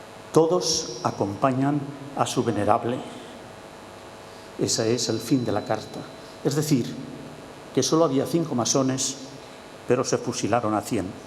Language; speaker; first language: Spanish; native; Spanish